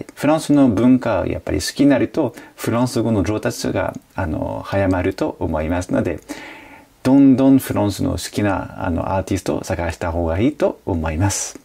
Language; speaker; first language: Japanese; non-native, fluent; French